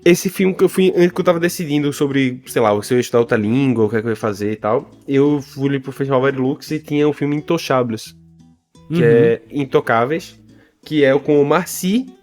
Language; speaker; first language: Portuguese; native; Portuguese